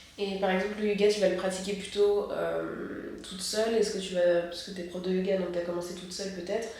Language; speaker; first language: French; native; French